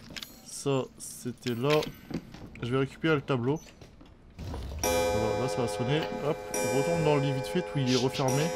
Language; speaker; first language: French; native; French